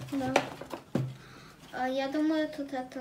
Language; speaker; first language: Russian; early bilingual, heritage; Russian